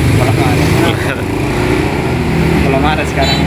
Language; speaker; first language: Indonesian; non-native, learner; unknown